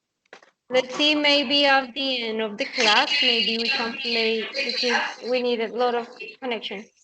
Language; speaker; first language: English; non-native, fluent; Spanish